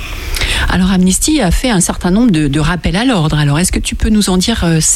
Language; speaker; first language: French; native; French